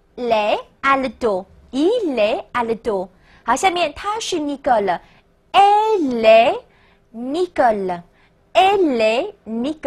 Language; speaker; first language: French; non-native, fluent; Chinese